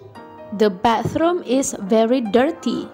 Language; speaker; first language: English; non-native, fluent; Indonesian